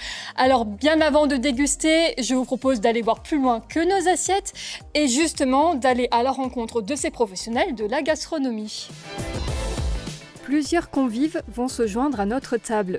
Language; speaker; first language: French; native; French